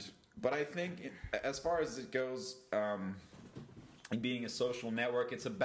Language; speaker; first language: English; native; English